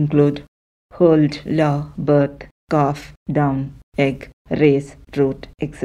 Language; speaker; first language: English; non-native, local second language; Telugu